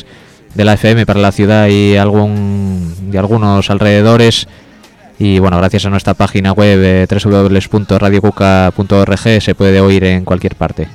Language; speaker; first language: Spanish; native; Spanish